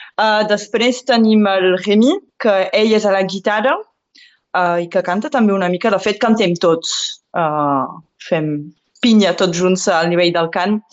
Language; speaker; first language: Catalan; non-native, local second language; French